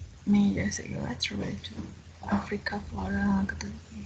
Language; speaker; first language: English; non-native, learner; Spanish